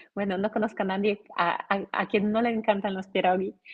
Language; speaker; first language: Spanish; non-native, fluent; Polish